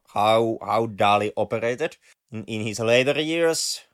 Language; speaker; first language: English; non-native, fluent; Finnish